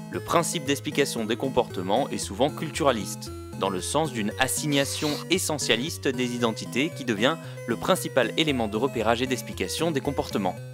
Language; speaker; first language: French; native; French